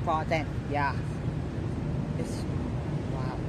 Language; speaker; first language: English; non-native, learner; Vietnamese